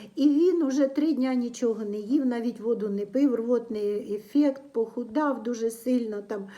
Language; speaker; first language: Ukrainian; non-native, local second language; Russian